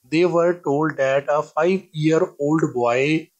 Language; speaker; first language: English; non-native, local second language; Punjabi